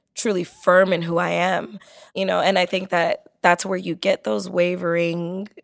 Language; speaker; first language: English; native; English